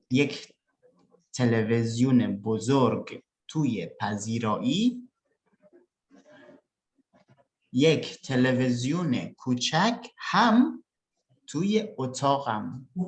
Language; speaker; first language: Persian; non-native, fluent; Indonesian